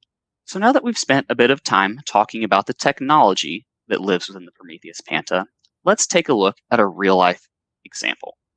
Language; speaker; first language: English; native; English